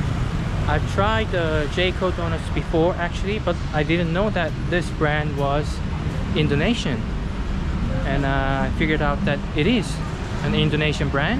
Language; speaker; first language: English; non-native, fluent; Korean